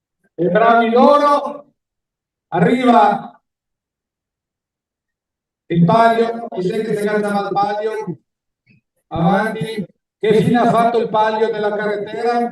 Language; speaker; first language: Italian; native; Italian